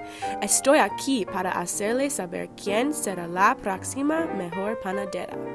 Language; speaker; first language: Spanish; non-native, learner; English